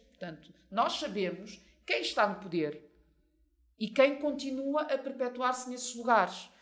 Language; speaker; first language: Portuguese; native; Portuguese